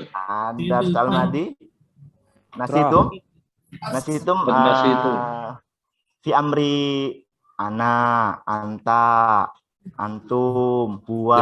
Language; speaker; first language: Arabic; non-native, fluent; Indonesian